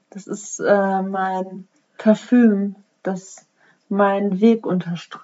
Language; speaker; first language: German; native; German